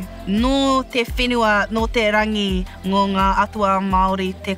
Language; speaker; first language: Māori; non-native, local second language; English